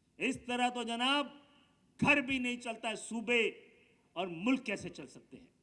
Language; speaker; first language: Urdu; native; Urdu